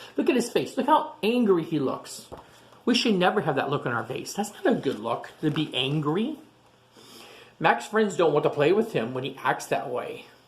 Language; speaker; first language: English; native; English